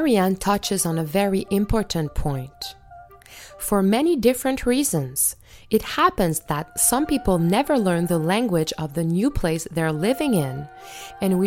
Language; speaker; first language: English; non-native, fluent; French